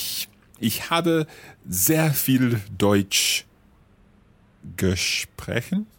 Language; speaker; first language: German; non-native, learner; English